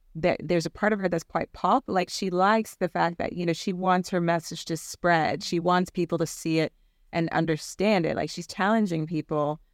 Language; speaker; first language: English; native; English